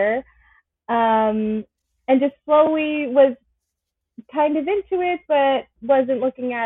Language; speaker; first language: English; native; English